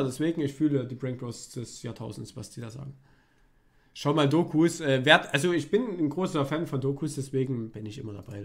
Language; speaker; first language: German; native; German